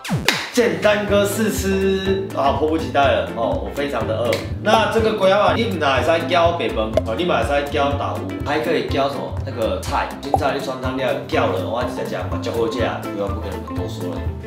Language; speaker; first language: Chinese; native; Chinese